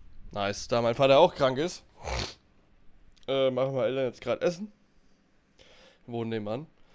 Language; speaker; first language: German; native; German